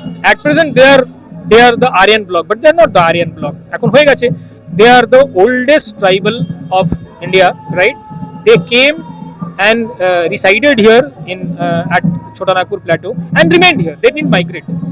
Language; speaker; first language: English; non-native, local second language; Hindi